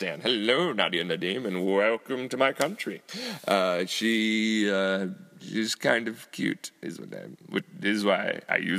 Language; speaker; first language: English; native; English